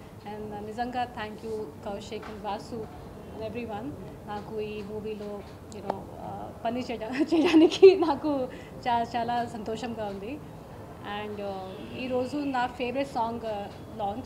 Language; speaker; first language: Telugu; non-native, learner; Hindi